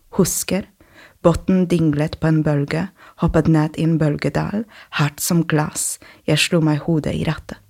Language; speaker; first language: Norwegian; non-native, fluent; Polish